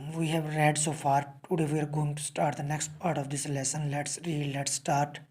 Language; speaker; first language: English; non-native, local second language; Punjabi